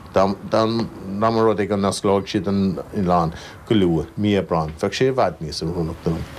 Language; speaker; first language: Irish; native; Irish